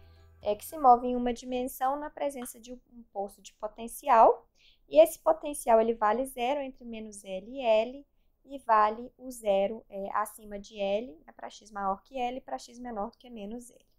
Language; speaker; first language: Portuguese; native; Portuguese